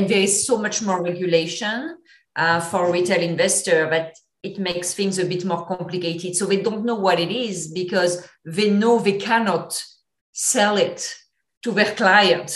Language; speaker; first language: English; non-native, fluent; French